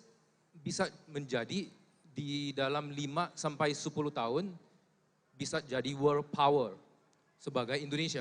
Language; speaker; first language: Indonesian; non-native, fluent; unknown